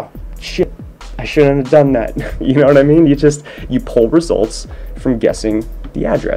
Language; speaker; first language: English; native; English